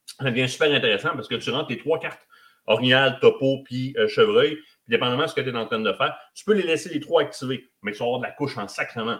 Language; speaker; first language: French; native; French